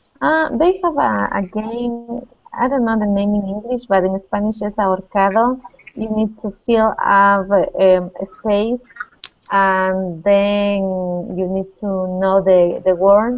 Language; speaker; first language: English; non-native, learner; Spanish